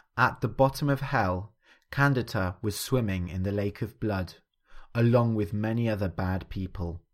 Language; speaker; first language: English; native; English